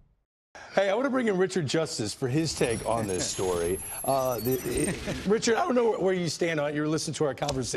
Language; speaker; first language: English; native; English